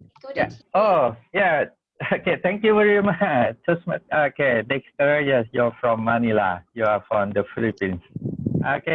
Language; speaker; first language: English; non-native, learner; Thai